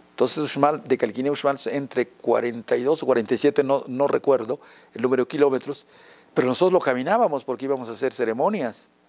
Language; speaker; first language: Spanish; non-native, local second language; Yucateco